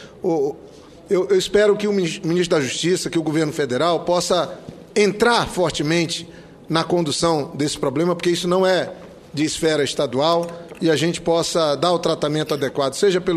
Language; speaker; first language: Portuguese; native; Portuguese